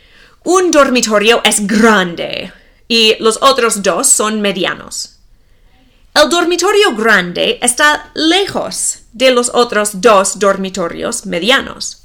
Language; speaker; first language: Spanish; non-native, fluent; English